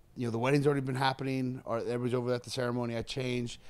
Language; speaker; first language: English; native; English